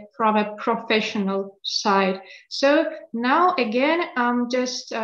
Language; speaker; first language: English; non-native, fluent; Lithuanian